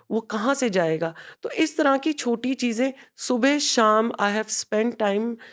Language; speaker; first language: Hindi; non-native, local second language; Punjabi